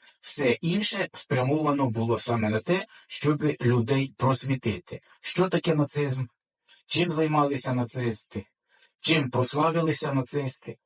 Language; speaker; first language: Ukrainian; native; Ukrainian